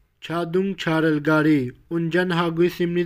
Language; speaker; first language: Korean; non-native, learner; Hindi